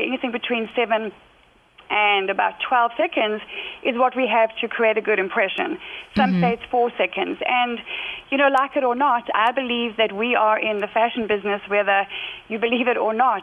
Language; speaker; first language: English; native; English